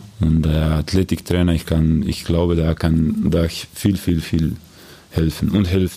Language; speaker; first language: German; non-native, learner; Croatian